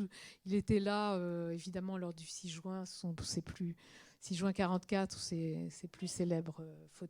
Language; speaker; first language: French; native; French